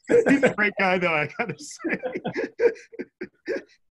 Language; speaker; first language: English; native; English